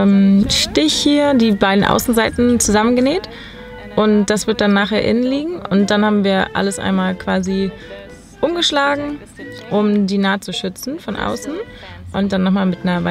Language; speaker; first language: German; native; German